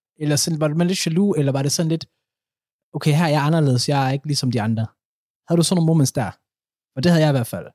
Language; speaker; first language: Danish; early bilingual, other home language; Somali